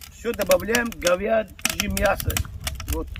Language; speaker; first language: Russian; non-native, learner; Tajik